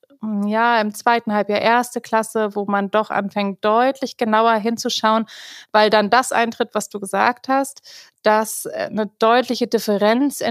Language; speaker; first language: German; native; German